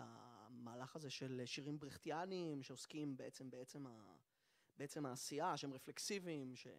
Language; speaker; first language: Hebrew; native; Hebrew